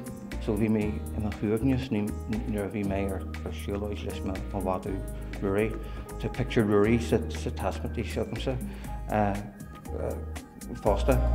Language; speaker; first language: Irish; non-native, learner; English